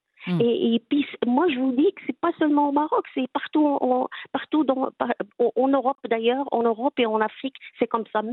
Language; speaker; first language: French; non-native, local second language; Arabic